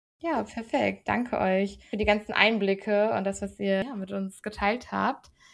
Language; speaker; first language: German; native; German